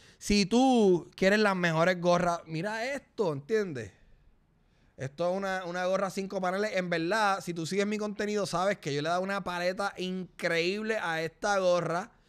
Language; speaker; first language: Spanish; native; Spanish